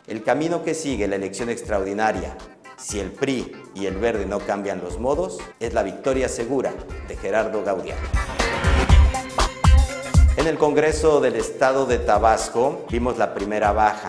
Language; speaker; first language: Spanish; native; Spanish